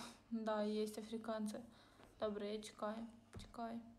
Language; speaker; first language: Russian; non-native, local second language; Ukrainian